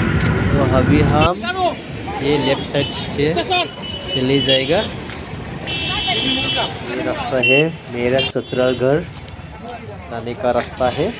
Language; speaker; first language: Hindi; non-native, local second language; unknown